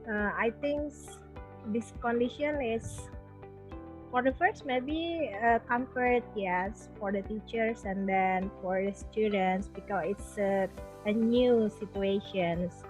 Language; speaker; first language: English; non-native, local second language; Indonesian